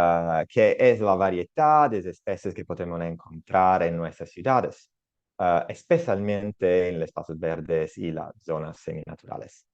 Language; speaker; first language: Spanish; non-native, learner; Italian